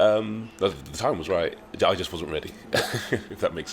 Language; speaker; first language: English; native; English